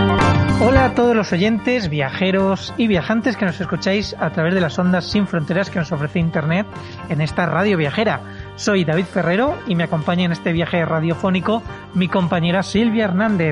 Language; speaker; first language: Spanish; native; Spanish